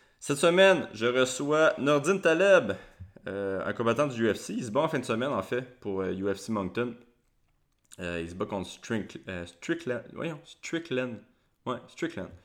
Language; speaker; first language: French; native; French